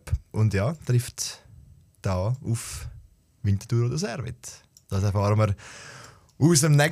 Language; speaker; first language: German; native; German